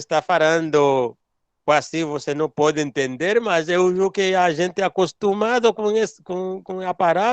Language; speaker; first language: Portuguese; non-native, learner; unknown